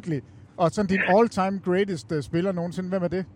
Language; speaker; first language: Danish; native; Danish